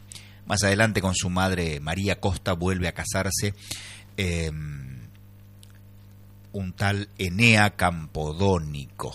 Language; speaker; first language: Spanish; native; Spanish